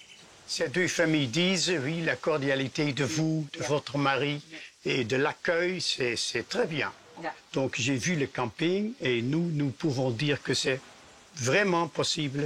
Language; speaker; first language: French; non-native, fluent; Dutch